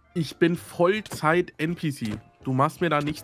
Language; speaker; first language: German; native; German